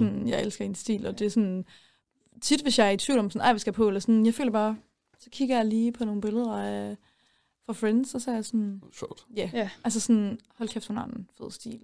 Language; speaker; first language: Danish; native; Danish